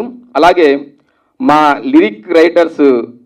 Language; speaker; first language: Telugu; native; Telugu